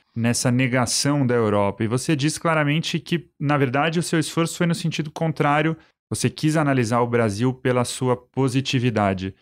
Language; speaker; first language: Portuguese; native; Portuguese